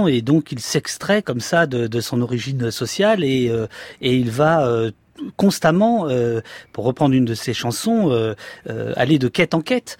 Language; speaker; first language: French; native; French